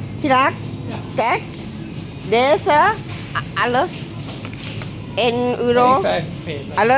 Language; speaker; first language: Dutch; non-native, learner; Thai